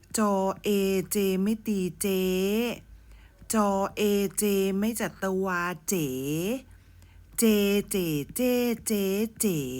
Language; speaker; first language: Thai; native; Thai